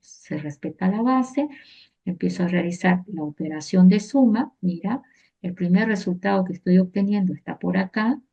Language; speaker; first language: Spanish; native; Spanish